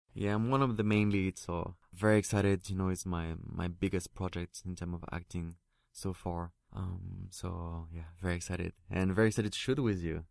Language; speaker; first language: English; non-native, fluent; French